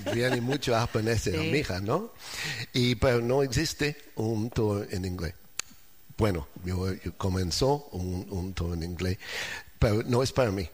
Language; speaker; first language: Spanish; non-native, learner; English